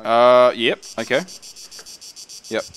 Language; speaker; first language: English; native; English